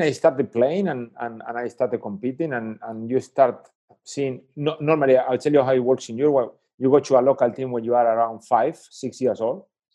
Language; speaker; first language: English; non-native, fluent; Spanish